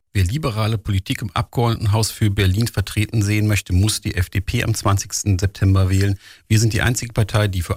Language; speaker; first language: German; native; German